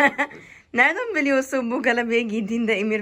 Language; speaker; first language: Turkish; non-native, learner; Arabic